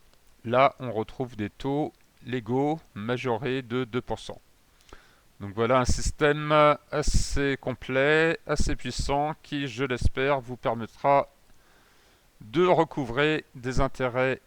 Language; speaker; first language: French; native; French